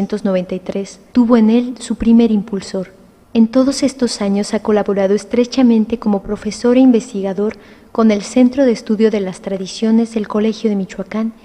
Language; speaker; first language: Spanish; native; Spanish